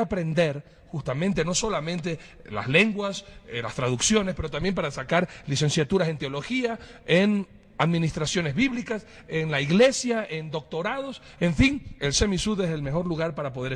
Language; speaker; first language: Spanish; native; Spanish